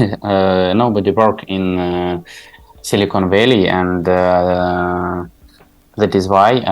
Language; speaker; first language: English; non-native, learner; Tajik